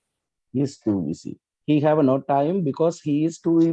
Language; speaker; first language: English; non-native, learner; Sinhala